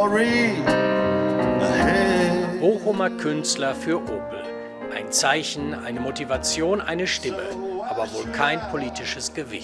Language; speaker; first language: German; native; German